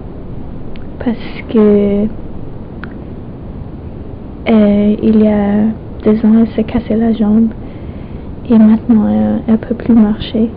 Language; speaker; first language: French; non-native, fluent; English